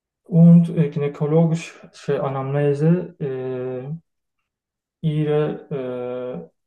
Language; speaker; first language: German; non-native, learner; Turkish